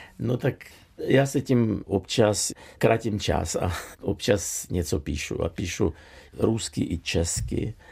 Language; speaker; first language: Czech; non-native, fluent; Russian